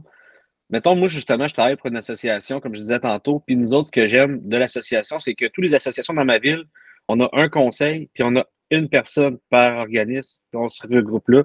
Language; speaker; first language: French; native; French